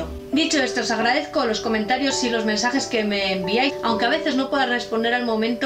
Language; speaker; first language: Spanish; native; Spanish